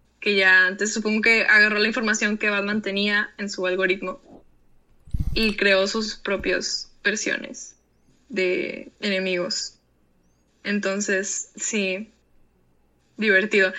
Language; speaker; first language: Spanish; native; Spanish